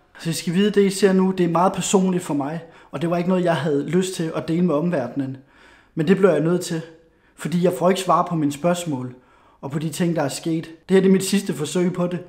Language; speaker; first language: Danish; native; Danish